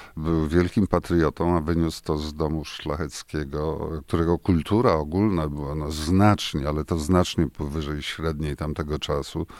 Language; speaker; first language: Polish; native; Polish